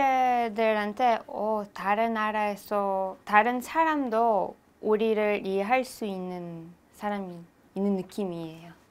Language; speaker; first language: Korean; non-native, learner; Hebrew